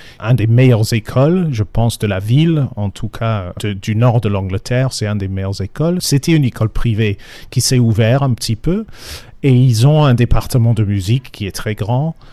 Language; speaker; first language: French; non-native, fluent; English